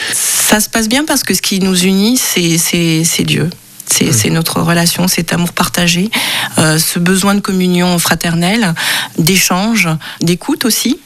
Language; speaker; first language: French; early bilingual, other home language; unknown